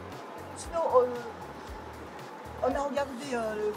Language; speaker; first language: French; non-native, fluent; Japanese